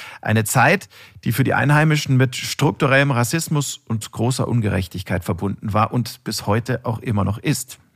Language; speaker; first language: German; native; German